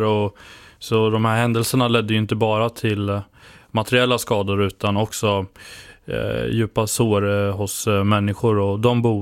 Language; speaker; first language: Swedish; native; Swedish